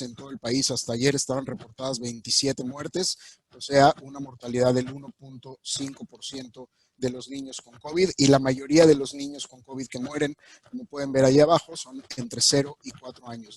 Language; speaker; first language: Spanish; native; Spanish